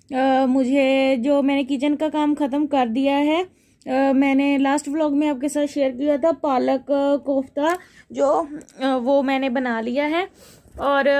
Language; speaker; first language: Hindi; non-native, local second language; Punjabi